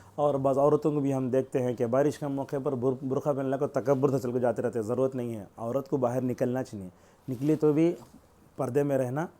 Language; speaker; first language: Urdu; native; Urdu